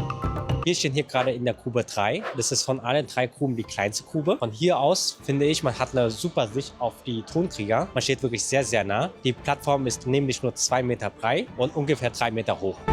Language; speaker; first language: German; native; German